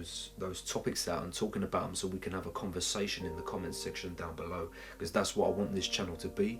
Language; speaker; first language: English; native; English